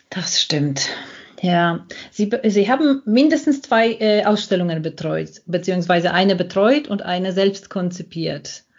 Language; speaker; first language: German; non-native, fluent; Polish